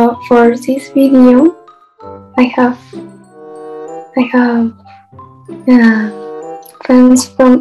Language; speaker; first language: English; non-native, learner; Spanish